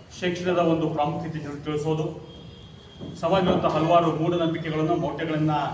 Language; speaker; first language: Kannada; non-native, local second language; Lambadi